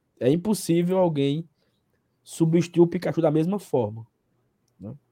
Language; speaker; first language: Portuguese; native; Portuguese